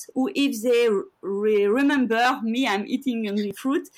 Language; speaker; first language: English; non-native, learner; French